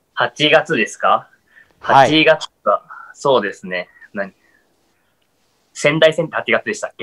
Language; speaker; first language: Japanese; native; Japanese